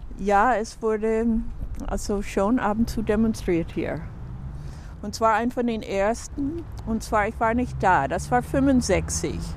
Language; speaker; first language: German; non-native, fluent; English